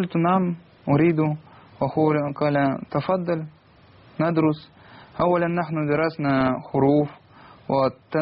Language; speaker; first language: Arabic; non-native, learner; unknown